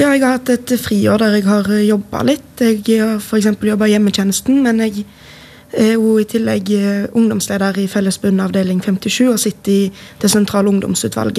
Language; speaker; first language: Norwegian; native; Norwegian